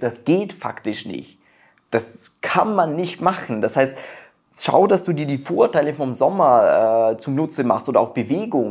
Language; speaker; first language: German; native; German